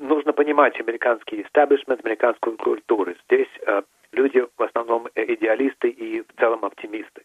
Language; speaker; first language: Russian; native; Russian